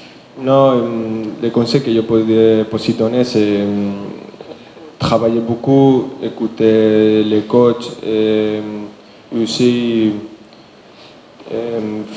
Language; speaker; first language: French; non-native, fluent; Spanish